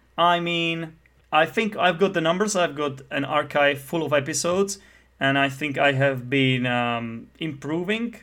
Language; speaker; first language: English; non-native, fluent; Czech